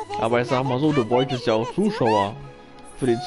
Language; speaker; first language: German; native; German